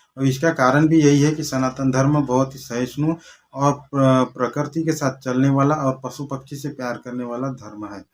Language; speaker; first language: Hindi; native; Hindi